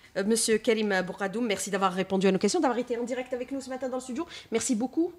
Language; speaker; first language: French; non-native, local second language; Arabic